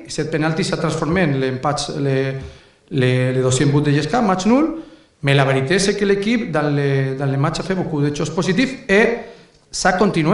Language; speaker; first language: French; non-native, learner; Spanish